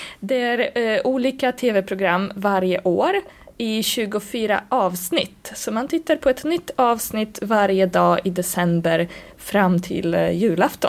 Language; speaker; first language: Swedish; native; Swedish